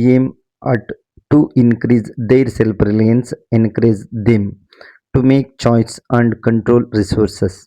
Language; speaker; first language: English; non-native, local second language; Kannada